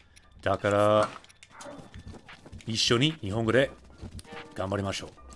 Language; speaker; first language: Japanese; non-native, fluent; English